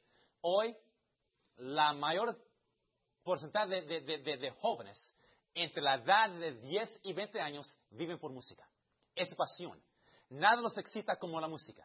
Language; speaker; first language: Spanish; early bilingual, heritage; Spanish